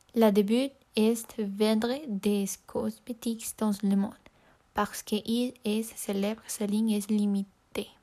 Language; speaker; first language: French; non-native, learner; Spanish